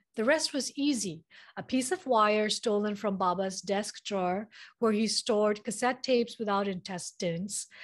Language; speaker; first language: English; non-native, local second language; Manipuri